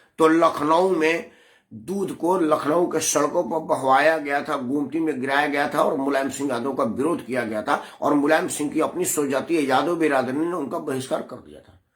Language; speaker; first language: Hindi; native; Hindi